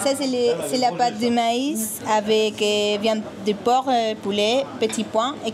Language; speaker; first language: French; non-native, learner; Spanish